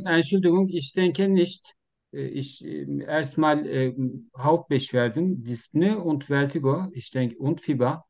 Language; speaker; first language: German; non-native, learner; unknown